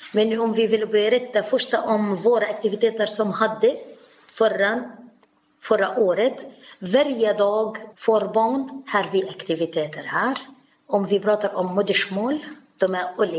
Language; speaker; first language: Swedish; non-native, learner; Arabic